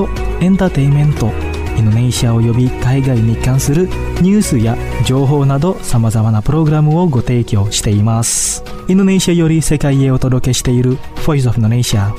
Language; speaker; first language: Japanese; non-native, fluent; Indonesian